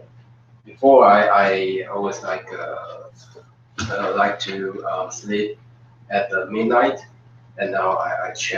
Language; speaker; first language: English; non-native, learner; Chinese